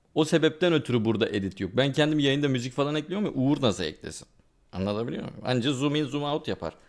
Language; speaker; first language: Turkish; native; Turkish